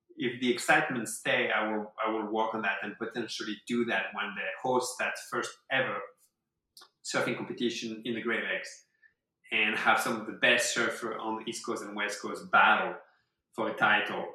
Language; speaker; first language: English; non-native, fluent; French